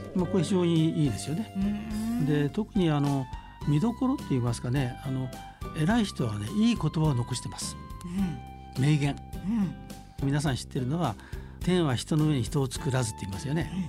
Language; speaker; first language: Japanese; native; Japanese